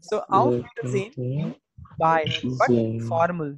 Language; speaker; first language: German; non-native, fluent; Hindi